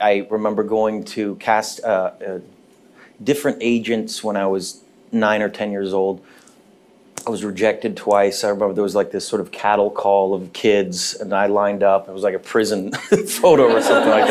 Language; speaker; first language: English; native; English